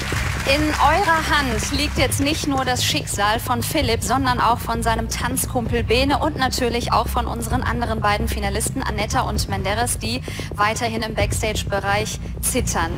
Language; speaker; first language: German; native; German